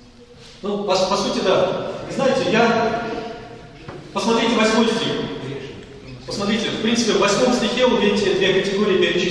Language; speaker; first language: Russian; native; Russian